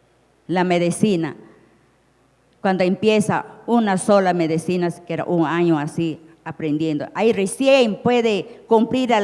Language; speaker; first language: Spanish; non-native, local second language; Shipibo-Conibo